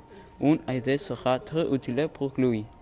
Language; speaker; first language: French; non-native, learner; Spanish